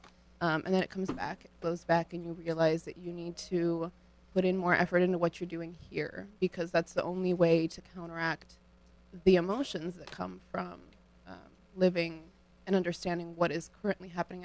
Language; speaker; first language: English; early bilingual, other home language; Ukrainian